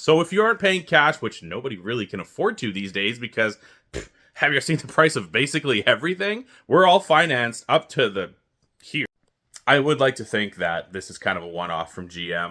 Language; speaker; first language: English; native; English